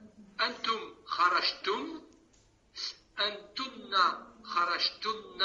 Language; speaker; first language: Arabic; non-native, learner; French